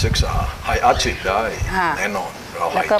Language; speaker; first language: Thai; non-native, fluent; Indonesian